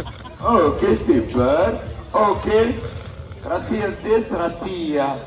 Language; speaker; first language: Russian; non-native, learner; Turkish